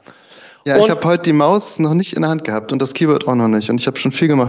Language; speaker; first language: German; native; German